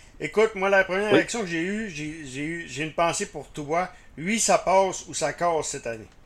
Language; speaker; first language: French; native; French